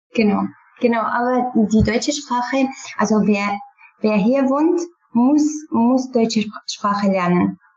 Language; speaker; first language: German; non-native, learner; Kurdish